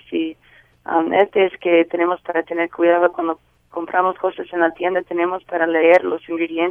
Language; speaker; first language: Spanish; non-native, learner; English